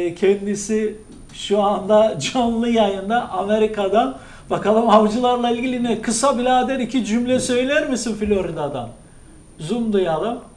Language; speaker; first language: Turkish; native; Turkish